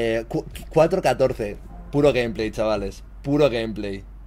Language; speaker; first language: English; non-native, fluent; Spanish